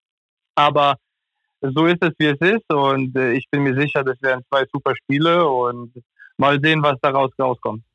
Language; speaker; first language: German; non-native, fluent; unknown